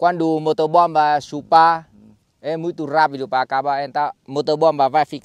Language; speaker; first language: Portuguese; non-native, learner; Vietnamese